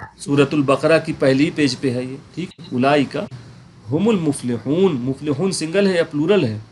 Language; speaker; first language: Urdu; native; Urdu